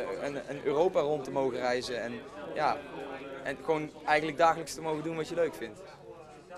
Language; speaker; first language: Dutch; native; Dutch